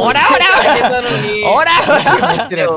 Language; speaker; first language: Japanese; native; Japanese